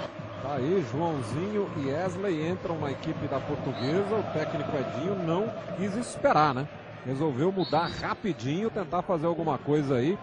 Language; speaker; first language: Portuguese; native; Portuguese